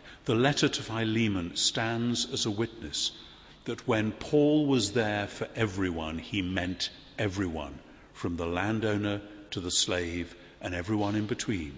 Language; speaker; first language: English; native; English